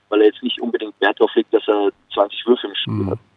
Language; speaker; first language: German; native; German